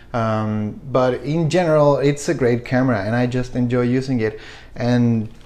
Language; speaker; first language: English; non-native, fluent; Spanish